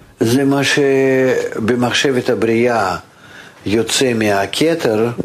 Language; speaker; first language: Hebrew; non-native, fluent; Russian